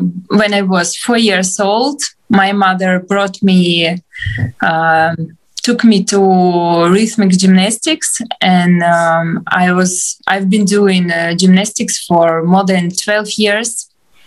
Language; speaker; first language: English; non-native, fluent; Ukrainian